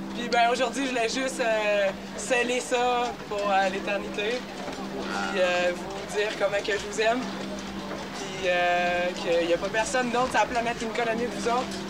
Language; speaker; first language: French; native; French